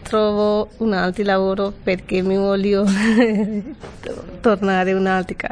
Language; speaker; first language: Italian; non-native, learner; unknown